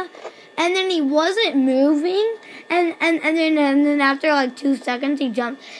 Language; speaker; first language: English; native; English